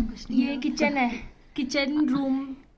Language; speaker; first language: Hindi; non-native, local second language; Assamese